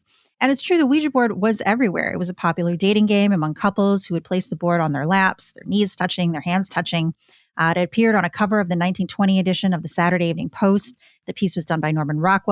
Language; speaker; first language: English; native; English